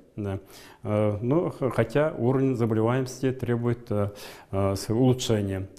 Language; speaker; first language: Russian; non-native, local second language; Kazakh